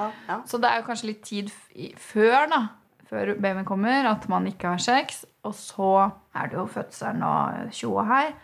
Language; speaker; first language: Norwegian; native; Norwegian